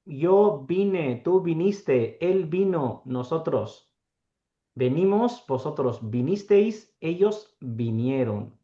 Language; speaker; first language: Spanish; non-native, learner; Urdu